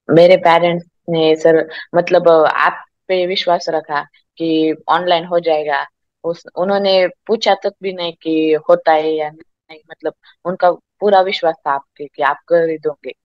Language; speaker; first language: Hindi; non-native, local second language; Marathi